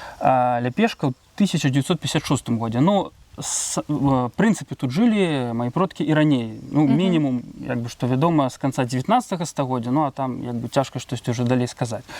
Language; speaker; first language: Belarusian; native; Belarusian